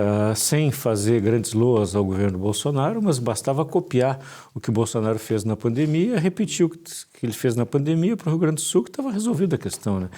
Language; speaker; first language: Portuguese; native; Portuguese